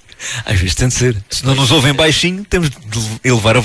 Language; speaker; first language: Portuguese; native; Portuguese